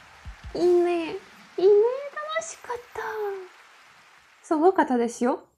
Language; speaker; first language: Japanese; non-native, learner; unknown